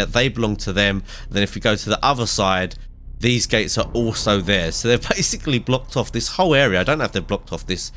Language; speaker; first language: English; native; English